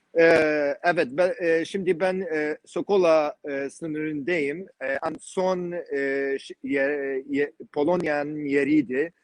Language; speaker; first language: Turkish; non-native, learner; Kurdish